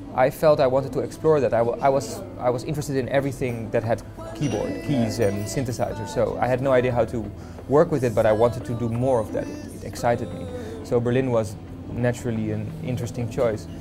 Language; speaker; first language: English; non-native, fluent; Dutch